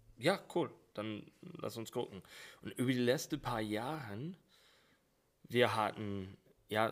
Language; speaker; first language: German; non-native, fluent; English